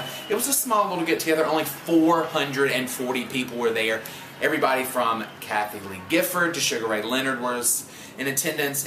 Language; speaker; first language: English; native; English